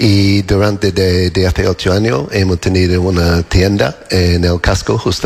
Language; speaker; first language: Spanish; non-native, learner; English